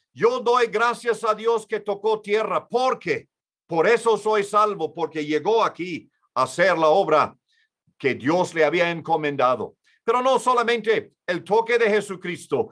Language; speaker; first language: Spanish; non-native, fluent; English